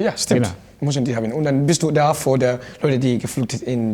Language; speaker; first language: German; non-native, learner; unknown